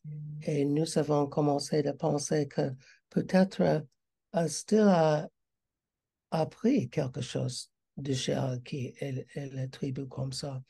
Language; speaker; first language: French; non-native, learner; English